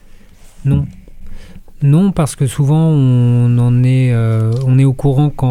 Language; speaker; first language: French; native; French